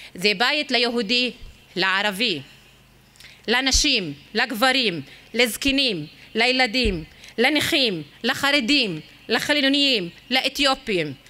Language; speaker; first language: Hebrew; non-native, local second language; Arabic